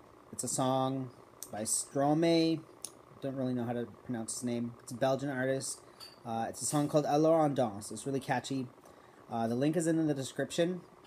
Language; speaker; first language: English; native; English